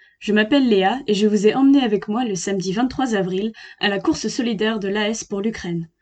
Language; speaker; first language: French; native; French